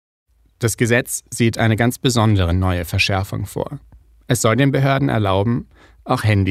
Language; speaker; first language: German; native; German